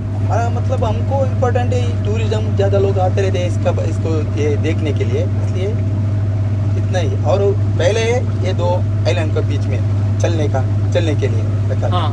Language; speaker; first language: Hindi; non-native, local second language; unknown